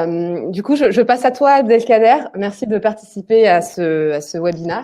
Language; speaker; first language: French; native; French